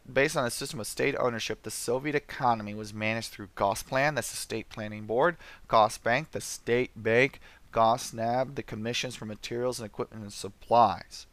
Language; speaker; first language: English; native; English